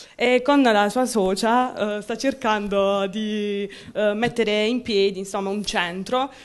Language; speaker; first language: Italian; native; Italian